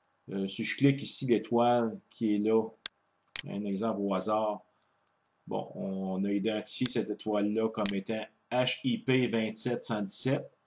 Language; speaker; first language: French; native; French